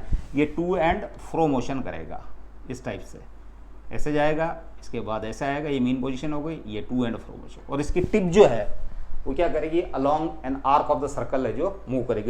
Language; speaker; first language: Hindi; native; Hindi